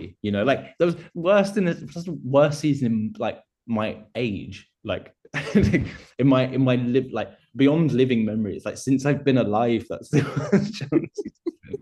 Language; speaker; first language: English; native; English